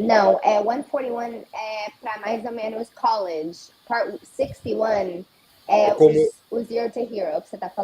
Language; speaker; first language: Portuguese; early bilingual, heritage; Portuguese